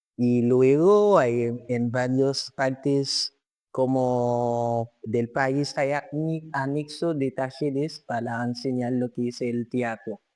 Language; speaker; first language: Spanish; non-native, fluent; Haitian Creole